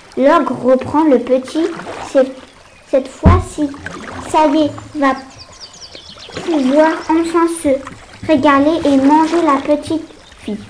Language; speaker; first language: French; native; French